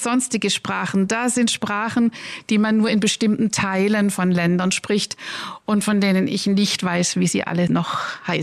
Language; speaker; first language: German; native; German